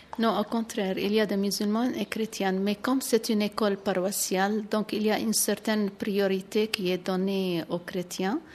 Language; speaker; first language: French; non-native, fluent; Arabic